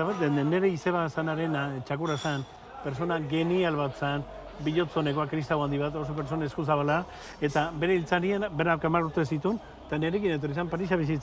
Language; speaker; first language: Basque; native; Basque